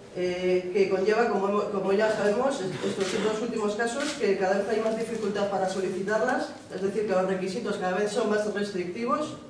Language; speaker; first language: Spanish; non-native, local second language; Basque